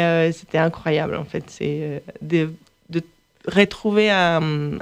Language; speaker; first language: French; non-native, fluent; Spanish